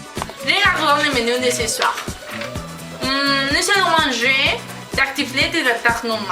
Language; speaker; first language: French; non-native, learner; Spanish